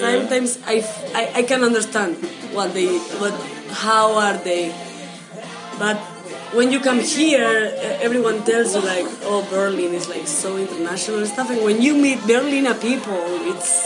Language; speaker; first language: English; non-native, fluent; Spanish